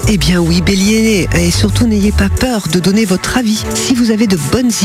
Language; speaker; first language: French; native; French